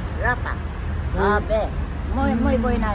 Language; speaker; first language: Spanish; non-native, learner; Filipino